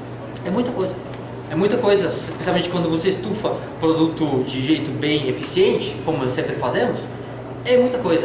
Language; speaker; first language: Portuguese; non-native, learner; Russian